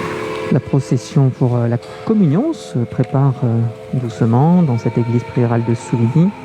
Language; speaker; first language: French; native; French